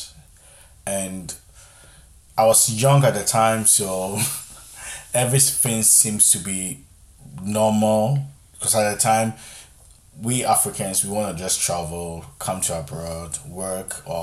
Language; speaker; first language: English; non-native, local second language; Akan